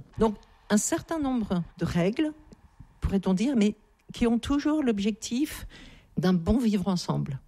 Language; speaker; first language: French; native; French